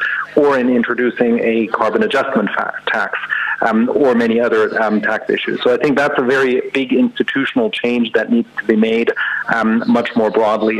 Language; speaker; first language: English; non-native, fluent; German